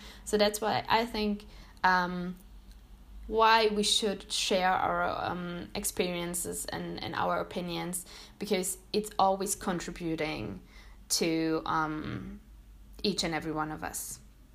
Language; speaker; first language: English; non-native, fluent; German